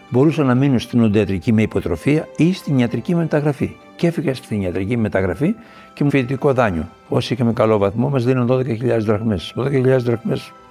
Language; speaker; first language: Greek; native; Greek